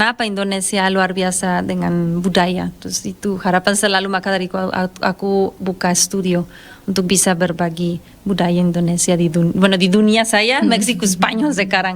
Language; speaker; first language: Indonesian; non-native, fluent; Spanish